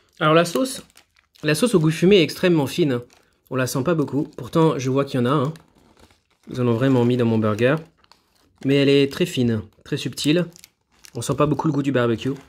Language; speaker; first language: French; native; French